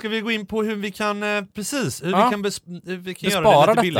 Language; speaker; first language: Swedish; native; Swedish